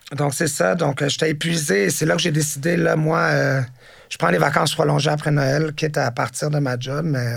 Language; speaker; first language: French; native; French